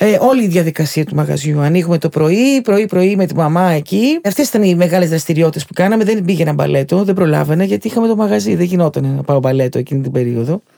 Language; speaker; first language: Greek; native; Greek